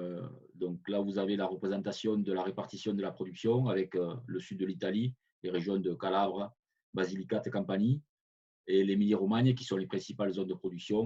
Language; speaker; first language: French; native; French